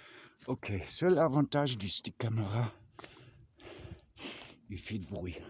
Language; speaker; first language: French; non-native, fluent; German